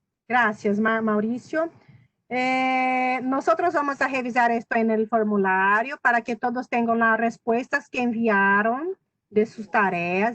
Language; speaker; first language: Spanish; non-native, fluent; Portuguese